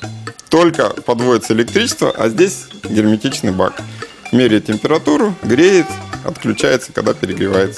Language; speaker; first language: Russian; native; Russian